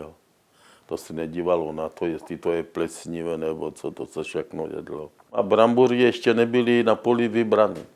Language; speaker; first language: Czech; non-native, local second language; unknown